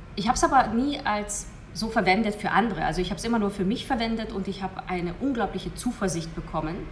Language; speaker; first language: German; early bilingual, heritage; Hungarian